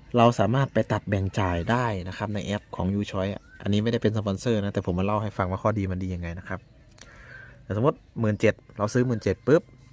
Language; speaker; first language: Thai; native; Thai